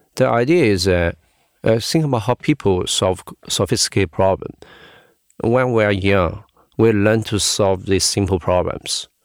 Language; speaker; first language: English; non-native, fluent; Chinese